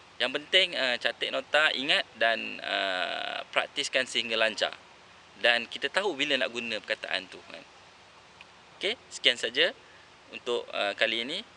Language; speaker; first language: Malay; native; Malay